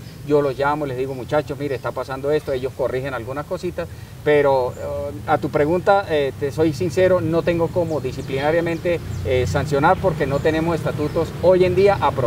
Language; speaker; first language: Spanish; native; Spanish